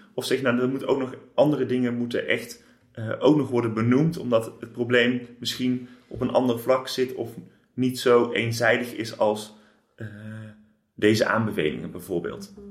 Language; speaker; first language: Dutch; native; Dutch